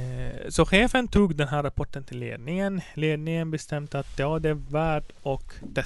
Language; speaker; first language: Swedish; non-native, fluent; Arabic